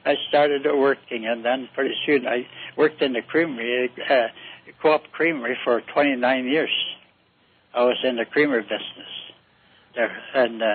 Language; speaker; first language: English; native; English